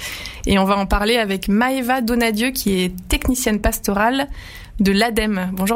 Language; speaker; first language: French; native; French